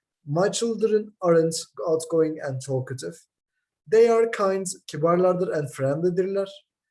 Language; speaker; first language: English; non-native, fluent; Turkish